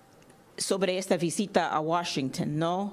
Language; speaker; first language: Spanish; non-native, fluent; English